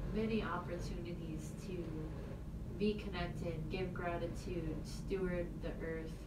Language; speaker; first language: English; native; English